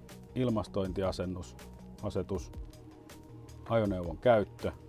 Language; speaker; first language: Finnish; native; Finnish